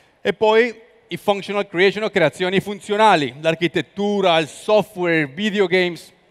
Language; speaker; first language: Italian; non-native, learner; Spanish